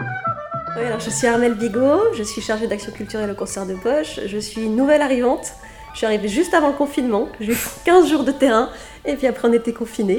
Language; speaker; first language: French; native; French